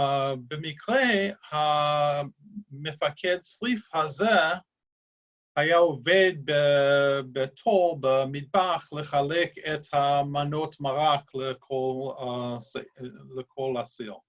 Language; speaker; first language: Hebrew; non-native, fluent; English